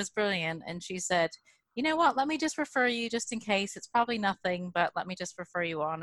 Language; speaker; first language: English; native; English